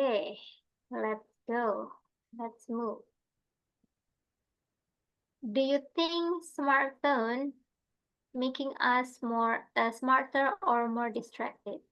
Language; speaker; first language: English; non-native, fluent; Indonesian